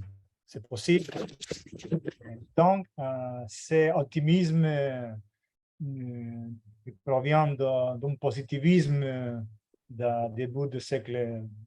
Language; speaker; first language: French; non-native, fluent; Portuguese